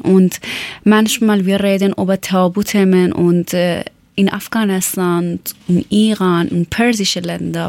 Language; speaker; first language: German; non-native, fluent; Persian